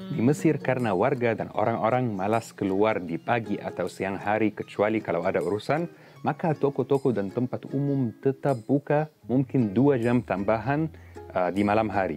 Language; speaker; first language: Indonesian; non-native, fluent; Arabic